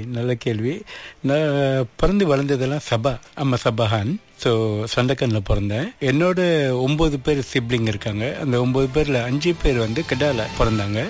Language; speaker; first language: Tamil; non-native, local second language; Malay